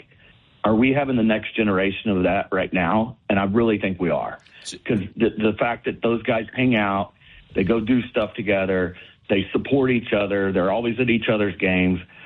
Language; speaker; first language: English; native; English